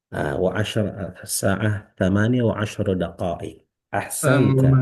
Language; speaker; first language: Arabic; non-native, fluent; Indonesian